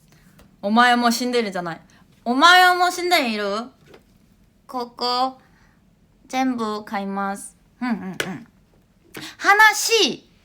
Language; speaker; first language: Japanese; non-native, learner; Korean